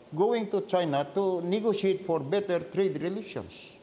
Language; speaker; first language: English; non-native, local second language; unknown